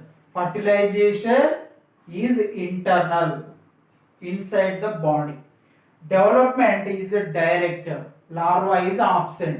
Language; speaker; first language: English; non-native, local second language; Telugu